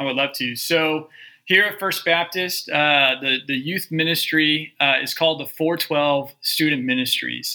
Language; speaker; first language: English; native; English